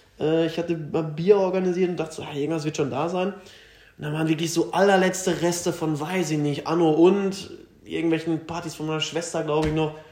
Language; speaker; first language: German; native; German